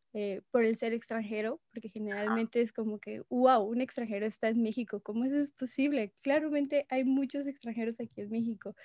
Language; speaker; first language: Spanish; native; Spanish